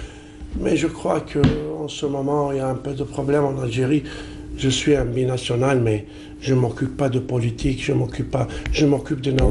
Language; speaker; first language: French; non-native, local second language; Arabic